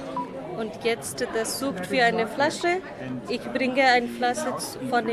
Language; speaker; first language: German; non-native, learner; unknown